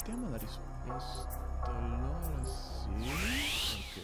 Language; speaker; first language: Italian; native; Italian